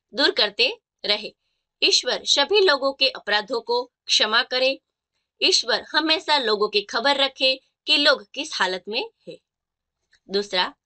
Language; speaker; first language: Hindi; non-native, local second language; Gujarati